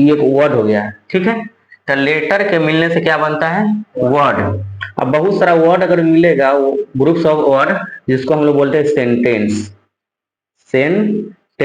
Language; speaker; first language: Hindi; non-native, local second language; Bhojpuri